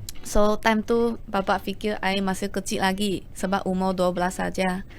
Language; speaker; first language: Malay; non-native, local second language; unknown